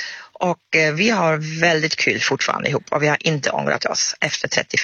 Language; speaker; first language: Swedish; non-native, fluent; German